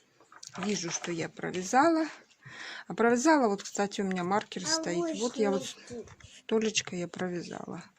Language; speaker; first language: Russian; native; Russian